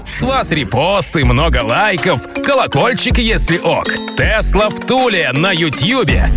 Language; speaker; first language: Russian; native; Russian